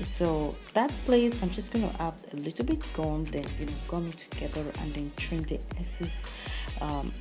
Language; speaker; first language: English; non-native, local second language; Yoruba